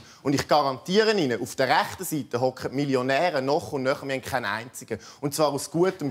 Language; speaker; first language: German; native; German